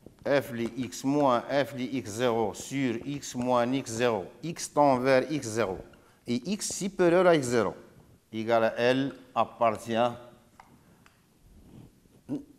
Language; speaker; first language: French; non-native, local second language; Arabic